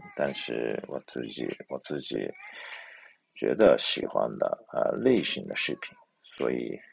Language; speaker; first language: Chinese; non-native, fluent; Japanese